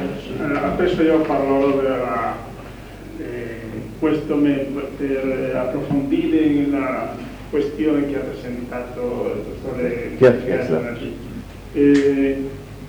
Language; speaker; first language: Italian; non-native, learner; Spanish